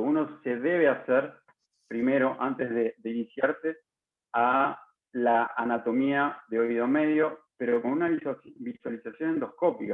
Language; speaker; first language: Spanish; native; Spanish